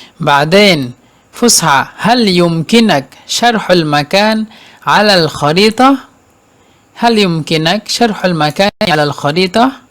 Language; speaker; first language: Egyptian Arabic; non-native, fluent; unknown